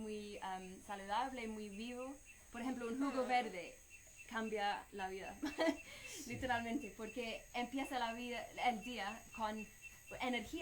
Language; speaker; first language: Spanish; non-native, fluent; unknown